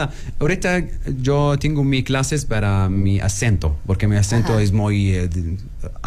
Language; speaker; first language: Spanish; non-native, learner; Arabic